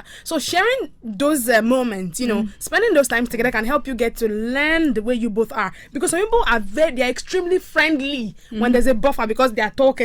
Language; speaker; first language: English; non-native, local second language; Yoruba